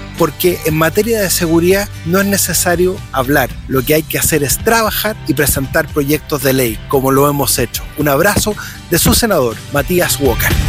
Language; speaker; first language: Spanish; native; Spanish